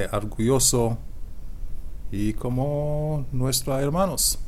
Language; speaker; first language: Spanish; non-native, learner; Hebrew